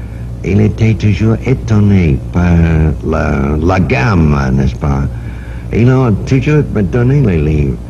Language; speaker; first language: French; non-native, learner; English